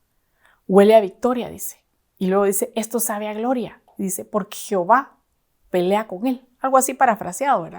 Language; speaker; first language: Spanish; native; Spanish